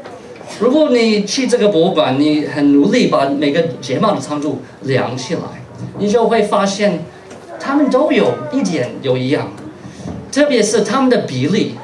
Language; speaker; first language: Chinese; non-native, fluent; English